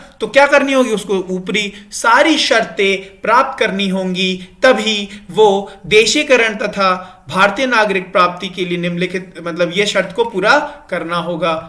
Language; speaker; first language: Hindi; non-native, local second language; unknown